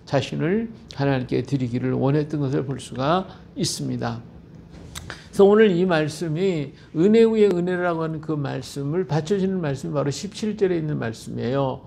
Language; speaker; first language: Korean; native; Korean